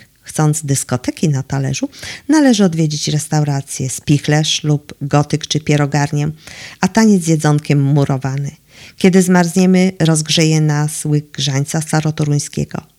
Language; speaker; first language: Polish; native; Polish